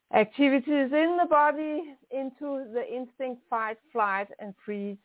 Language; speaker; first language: English; non-native, fluent; Danish